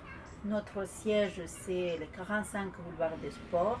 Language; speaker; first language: French; non-native, fluent; Spanish